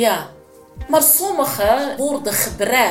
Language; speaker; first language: Dutch; non-native, learner; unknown